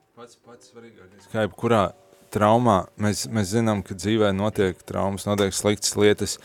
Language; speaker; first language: Latvian; native; Latvian